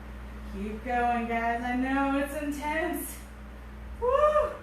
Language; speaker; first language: English; native; English